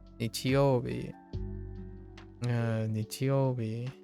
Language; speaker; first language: Japanese; non-native, learner; English